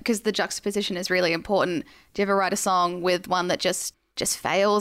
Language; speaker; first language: English; native; English